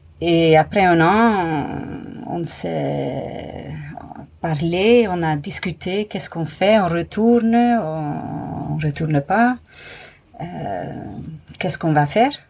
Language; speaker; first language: French; non-native, fluent; English